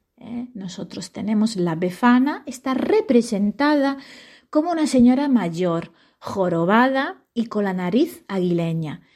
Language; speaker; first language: Spanish; non-native, fluent; Italian